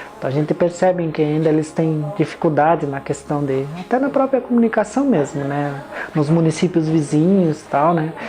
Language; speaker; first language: Portuguese; non-native, local second language; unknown